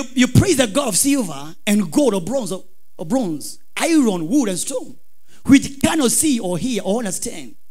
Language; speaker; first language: English; non-native, local second language; Swahili